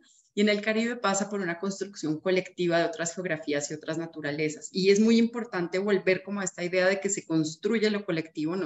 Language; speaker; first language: Spanish; native; Spanish